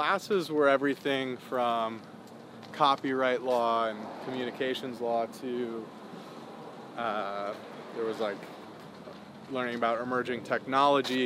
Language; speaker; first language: English; native; English